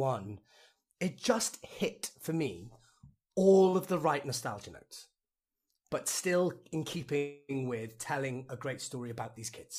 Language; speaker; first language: English; native; English